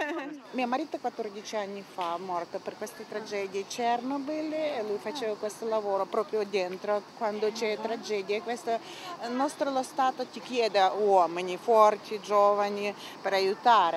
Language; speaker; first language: Italian; non-native, learner; Ukrainian